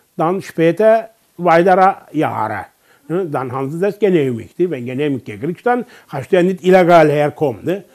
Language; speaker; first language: German; non-native, learner; Turkish